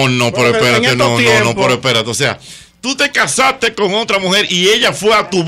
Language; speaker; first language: Spanish; native; Spanish